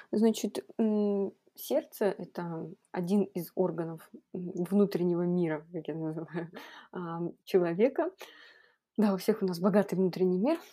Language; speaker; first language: Russian; native; Russian